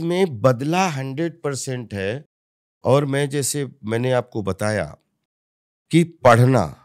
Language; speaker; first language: Hindi; native; Hindi